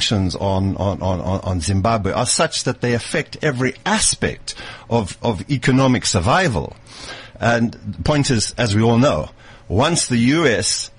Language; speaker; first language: English; native; English